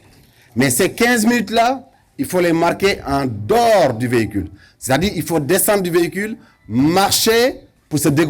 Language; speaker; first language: French; non-native, local second language; Wolof